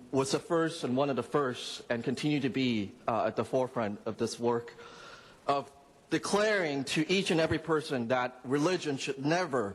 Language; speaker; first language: English; non-native, local second language; Cantonese